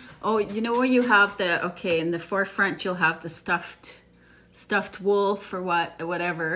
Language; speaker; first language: English; early bilingual, other home language; Italian